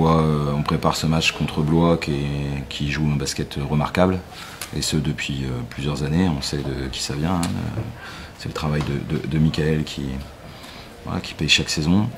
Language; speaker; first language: French; native; French